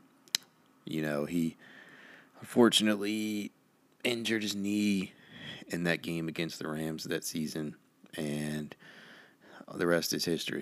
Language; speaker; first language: English; native; English